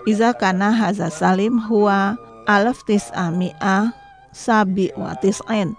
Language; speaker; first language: Arabic; non-native, fluent; Indonesian